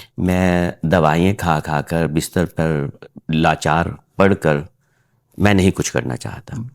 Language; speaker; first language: Urdu; native; Urdu